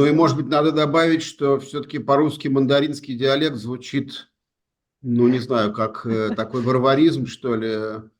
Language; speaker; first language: Russian; native; Russian